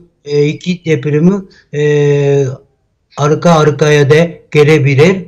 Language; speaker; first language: Turkish; non-native, learner; Japanese